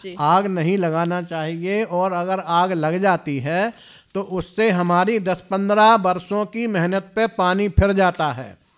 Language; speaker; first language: Hindi; native; Hindi